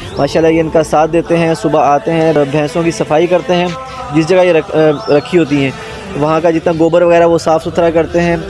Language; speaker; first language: Urdu; non-native, local second language; Punjabi